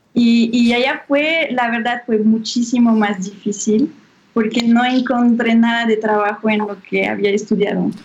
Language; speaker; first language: Spanish; non-native, fluent; French